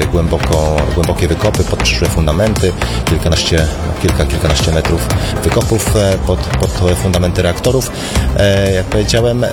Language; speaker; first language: Polish; native; Polish